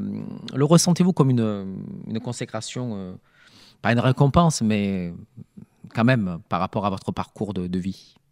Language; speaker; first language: French; native; French